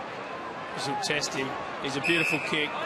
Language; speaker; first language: English; native; English